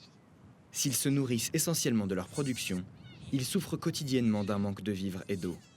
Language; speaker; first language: French; native; French